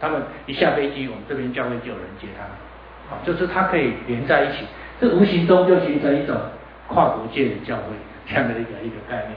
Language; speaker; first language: Chinese; native; Chinese